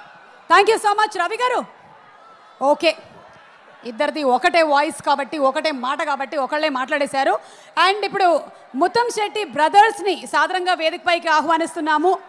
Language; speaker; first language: Telugu; native; Telugu